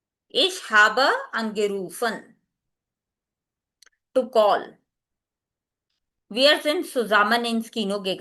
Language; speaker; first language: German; non-native, fluent; Hindi